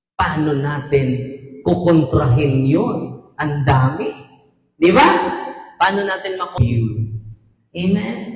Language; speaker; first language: Filipino; non-native, local second language; Cebuano